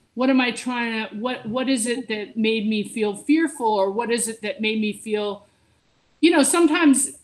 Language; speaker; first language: English; native; English